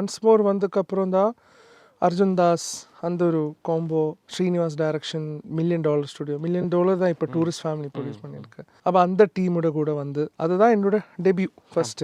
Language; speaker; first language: Tamil; non-native, learner; Malayalam